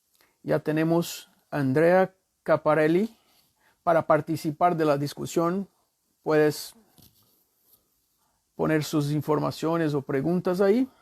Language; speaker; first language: Spanish; non-native, fluent; Portuguese